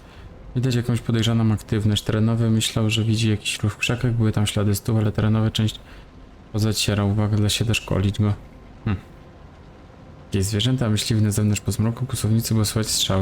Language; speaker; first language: Polish; native; Polish